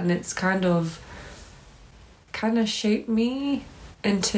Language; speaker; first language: English; native; English